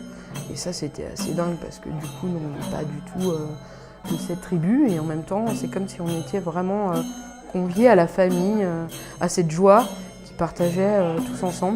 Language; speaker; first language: French; native; French